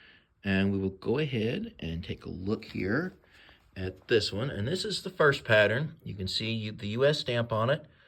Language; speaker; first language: English; native; English